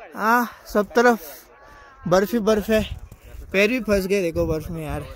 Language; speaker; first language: Hindi; non-native, local second language; Marathi